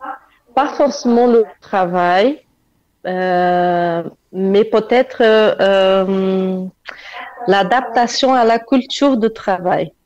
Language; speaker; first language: French; non-native, fluent; Portuguese